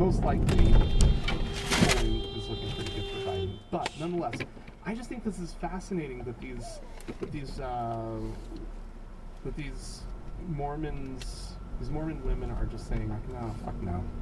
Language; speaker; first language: English; native; English